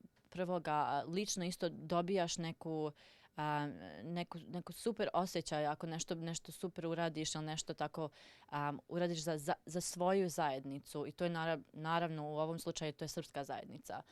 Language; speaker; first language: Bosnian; early bilingual, heritage; Serbian